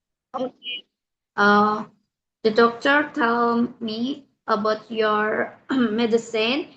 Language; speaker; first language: English; non-native, learner; Indonesian